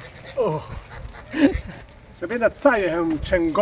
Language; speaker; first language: Chinese; non-native, fluent; Italian